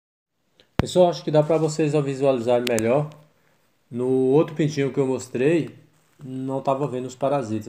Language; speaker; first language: Portuguese; native; Portuguese